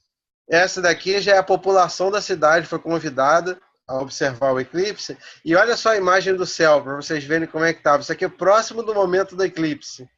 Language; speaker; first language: Portuguese; native; Portuguese